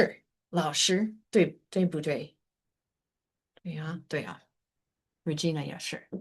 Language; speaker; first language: Chinese; non-native, fluent; English